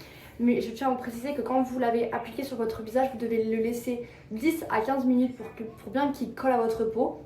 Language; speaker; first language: French; native; French